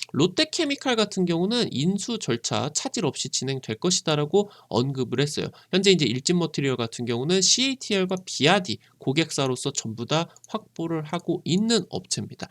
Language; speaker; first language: Korean; native; Korean